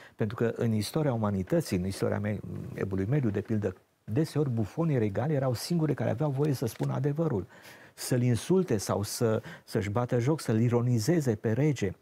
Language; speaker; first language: Romanian; native; Romanian